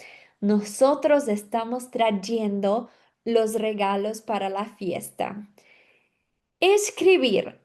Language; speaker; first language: Spanish; non-native, fluent; Portuguese